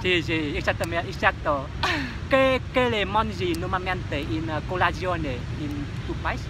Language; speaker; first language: Italian; non-native, learner; Vietnamese